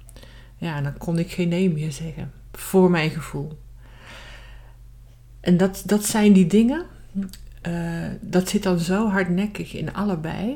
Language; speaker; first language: Dutch; native; Dutch